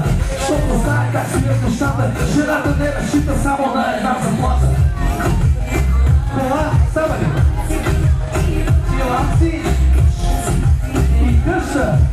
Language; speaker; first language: Bulgarian; native; Bulgarian